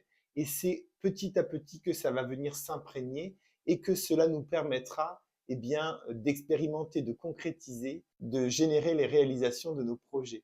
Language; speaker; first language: French; native; French